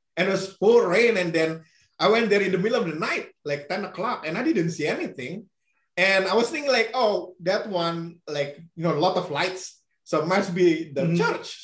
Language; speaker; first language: English; non-native, fluent; Indonesian